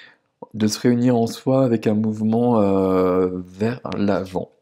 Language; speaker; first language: French; native; French